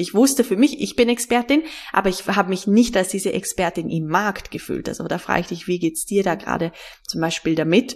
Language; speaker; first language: German; native; German